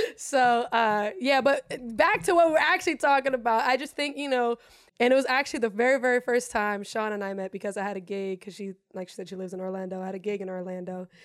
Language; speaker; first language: English; non-native, fluent; German